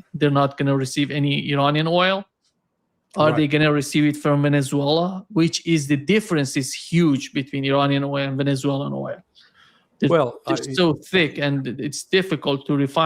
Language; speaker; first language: English; non-native, fluent; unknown